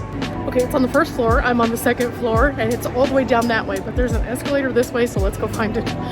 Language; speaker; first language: English; native; English